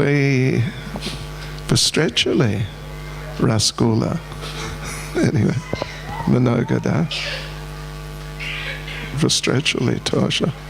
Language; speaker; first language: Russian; non-native, learner; English